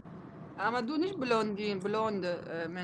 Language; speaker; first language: German; non-native, learner; Somali